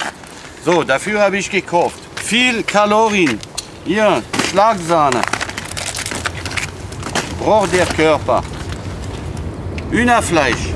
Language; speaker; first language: German; non-native, fluent; French